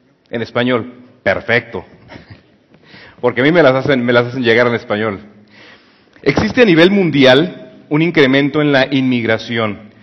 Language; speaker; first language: Spanish; native; Spanish